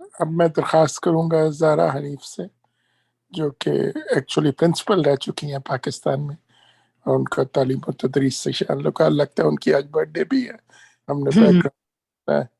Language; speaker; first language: Urdu; native; Urdu